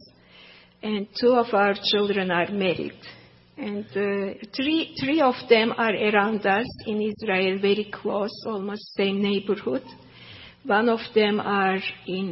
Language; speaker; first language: English; non-native, learner; Turkish